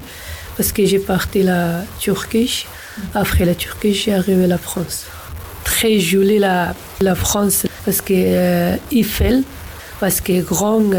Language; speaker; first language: French; non-native, learner; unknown